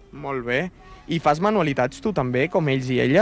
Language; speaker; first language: Catalan; native; Catalan